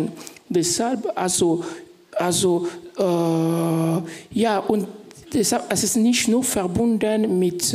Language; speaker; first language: German; non-native, fluent; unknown